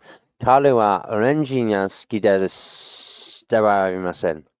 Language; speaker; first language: Japanese; non-native, learner; English